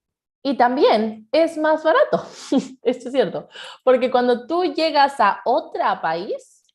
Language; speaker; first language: Spanish; non-native, fluent; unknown